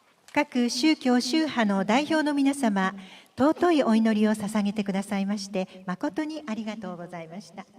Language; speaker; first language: Japanese; native; Japanese